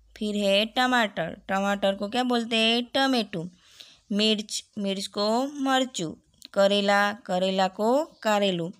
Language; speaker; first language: Hindi; non-native, local second language; Gujarati